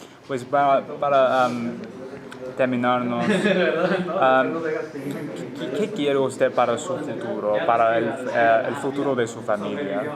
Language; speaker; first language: Spanish; non-native, learner; English